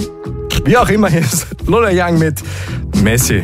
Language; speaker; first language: German; native; German